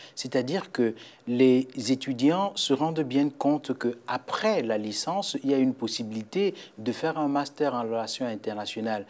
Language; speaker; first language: French; native; French